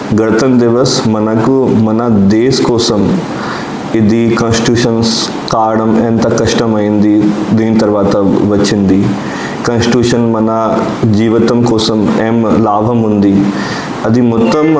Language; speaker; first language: Telugu; non-native, learner; Hindi